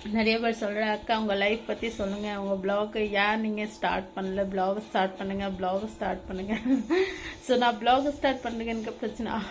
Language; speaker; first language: Tamil; non-native, fluent; Assamese